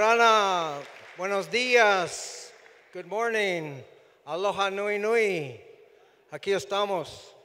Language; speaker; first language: Spanish; non-native, fluent; English